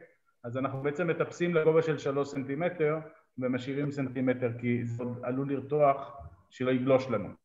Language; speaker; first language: Hebrew; native; Hebrew